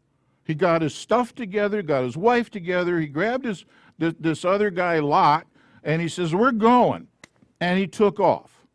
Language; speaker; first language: English; native; English